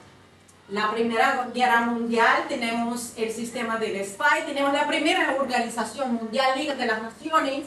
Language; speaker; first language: Spanish; non-native, fluent; Russian